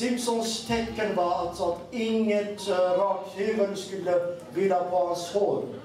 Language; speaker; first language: Swedish; non-native, fluent; Amharic